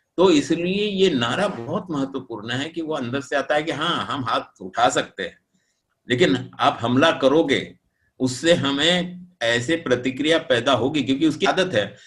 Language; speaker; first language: Hindi; non-native, local second language; Marathi